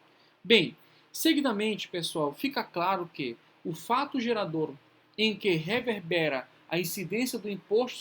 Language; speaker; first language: Portuguese; native; Portuguese